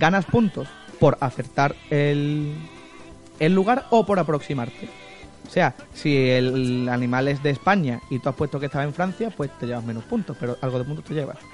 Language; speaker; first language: Spanish; native; Spanish